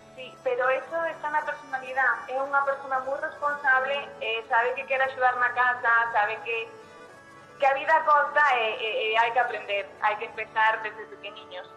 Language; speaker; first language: Galician; non-native, local second language; Spanish